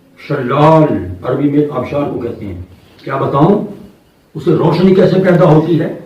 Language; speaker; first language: Urdu; non-native, local second language; Punjabi